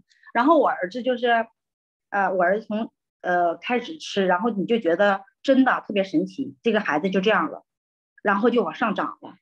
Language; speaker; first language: Chinese; native; Chinese